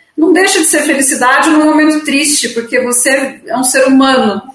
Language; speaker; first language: Portuguese; native; Portuguese